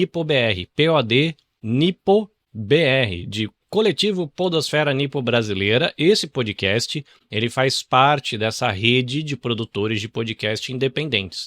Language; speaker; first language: Portuguese; native; Portuguese